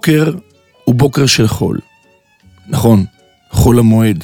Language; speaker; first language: Hebrew; native; Hebrew